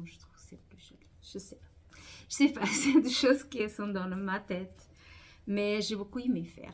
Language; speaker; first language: French; non-native, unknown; Portuguese